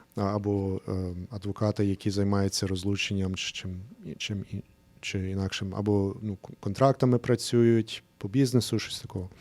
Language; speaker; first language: Ukrainian; early bilingual, heritage; English